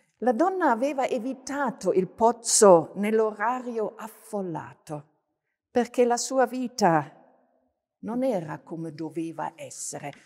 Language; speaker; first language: Italian; non-native, fluent; German